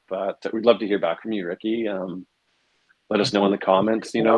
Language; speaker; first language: English; native; English